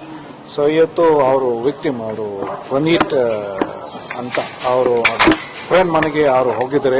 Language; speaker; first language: Kannada; non-native, fluent; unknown